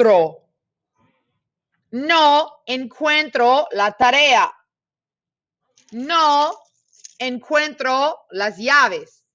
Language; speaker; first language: Spanish; non-native, fluent; English